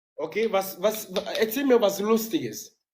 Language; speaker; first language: German; native; German